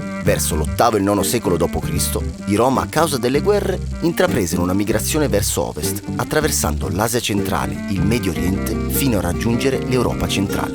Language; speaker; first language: Italian; native; Italian